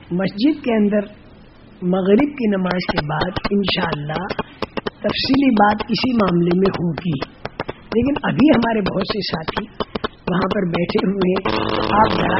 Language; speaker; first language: Urdu; non-native, local second language; Gujarati